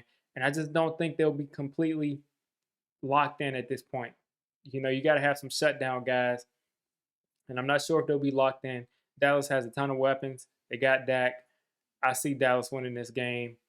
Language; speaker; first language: English; native; English